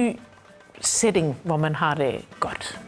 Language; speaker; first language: Danish; native; Danish